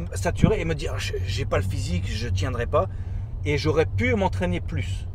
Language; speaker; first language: French; native; French